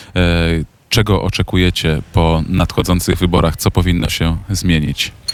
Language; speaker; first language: Polish; native; Polish